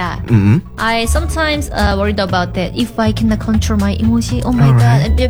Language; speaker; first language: English; non-native, learner; Korean